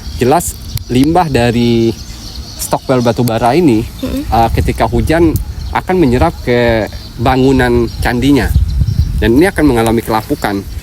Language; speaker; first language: Indonesian; native; Indonesian